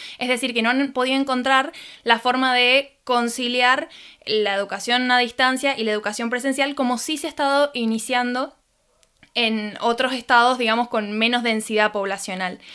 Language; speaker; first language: Spanish; native; Spanish